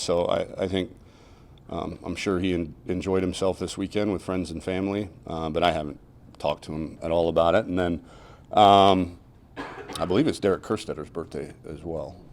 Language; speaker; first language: English; native; English